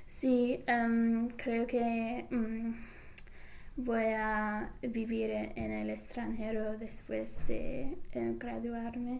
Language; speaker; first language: Spanish; non-native, fluent; English